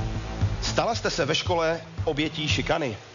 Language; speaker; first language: Czech; native; Czech